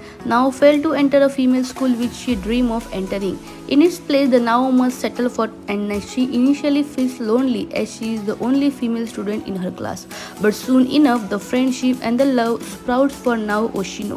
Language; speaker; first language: English; non-native, fluent; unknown